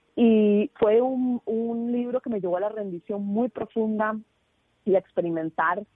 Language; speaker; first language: Spanish; native; Spanish